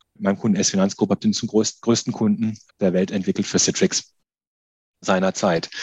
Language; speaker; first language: German; native; German